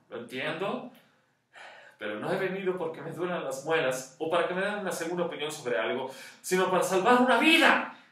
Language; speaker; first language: Spanish; native; Spanish